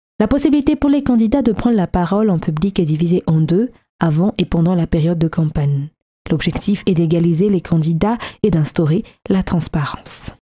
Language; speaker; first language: French; non-native, local second language; Malagasy